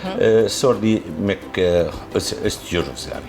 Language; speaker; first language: Turkish; non-native, learner; Arabic